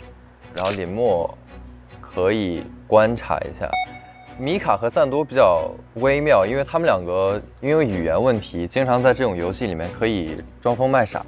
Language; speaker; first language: Chinese; native; Chinese